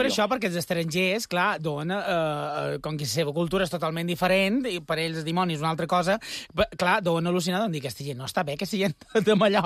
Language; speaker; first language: Catalan; native; Catalan